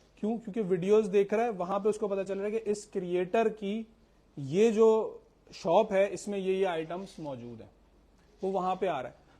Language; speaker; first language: Urdu; native; Urdu